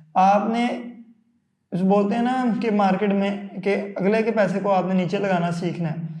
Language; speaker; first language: Urdu; non-native, local second language; Punjabi